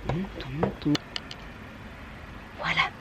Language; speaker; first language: French; native; French